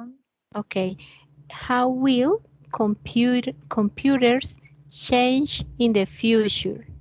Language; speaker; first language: English; non-native, learner; Spanish